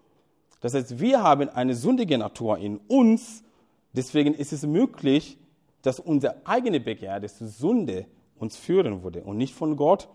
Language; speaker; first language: German; non-native, fluent; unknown